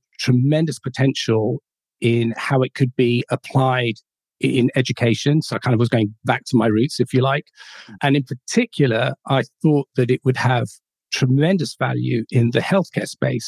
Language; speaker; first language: English; native; English